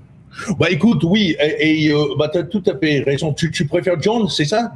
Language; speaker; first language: French; non-native, fluent; English